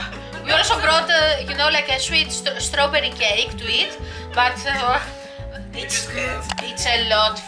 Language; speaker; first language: English; non-native, learner; Indonesian